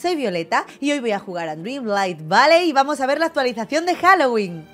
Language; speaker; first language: Spanish; native; Spanish